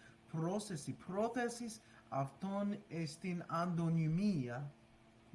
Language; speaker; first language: Greek; non-native, learner; English